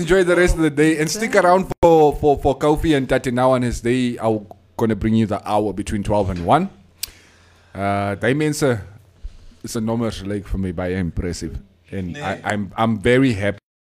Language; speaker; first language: English; non-native, local second language; Afrikaans